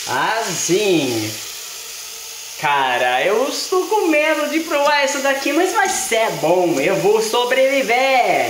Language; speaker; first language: Portuguese; non-native, fluent; Swedish